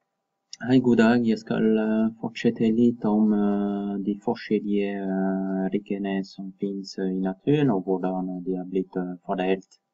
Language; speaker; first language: Norwegian; non-native, fluent; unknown